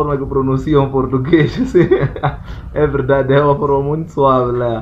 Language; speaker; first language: Portuguese; non-native, local second language; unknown